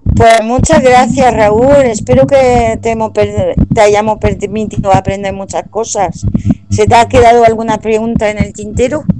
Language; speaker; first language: Spanish; non-native, fluent; French